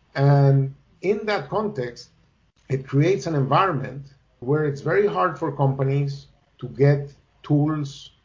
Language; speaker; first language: English; non-native, fluent; Spanish